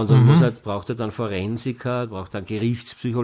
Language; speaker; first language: German; native; German